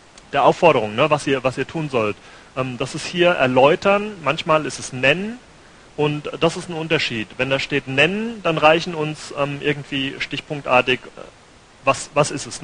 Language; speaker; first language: German; native; German